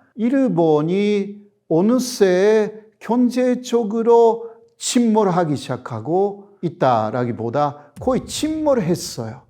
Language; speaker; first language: Korean; non-native, fluent; Japanese